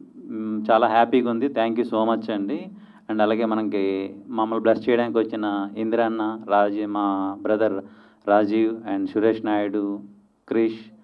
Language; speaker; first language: Telugu; native; Telugu